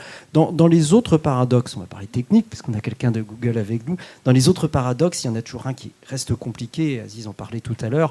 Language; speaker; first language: French; native; French